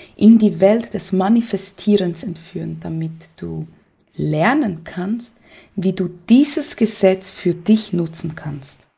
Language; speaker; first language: German; non-native, fluent; Portuguese